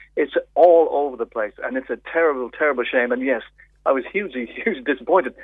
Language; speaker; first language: English; native; English